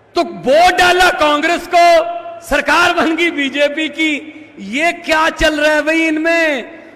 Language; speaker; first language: Hindi; native; Hindi